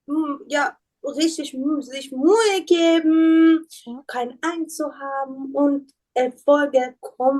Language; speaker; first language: German; non-native, learner; Persian